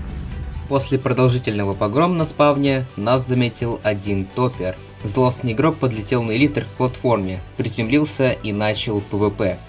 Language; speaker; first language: Russian; native; Russian